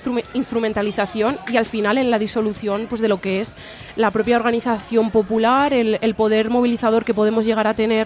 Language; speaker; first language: Spanish; native; Spanish